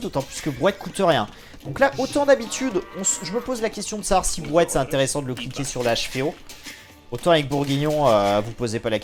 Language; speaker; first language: French; native; French